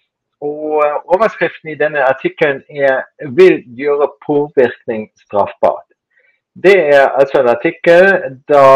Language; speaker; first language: Norwegian; non-native, fluent; German